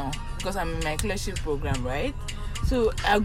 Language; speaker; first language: English; non-native, local second language; Yoruba